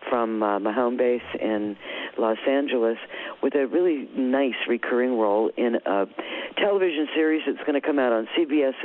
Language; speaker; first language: English; native; English